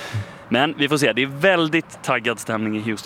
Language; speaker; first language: Swedish; native; Swedish